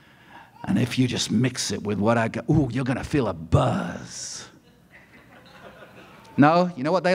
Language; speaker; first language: English; native; English